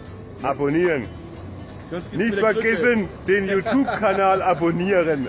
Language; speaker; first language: German; native; German